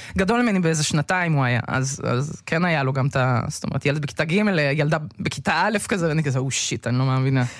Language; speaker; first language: Hebrew; early bilingual, other home language; Russian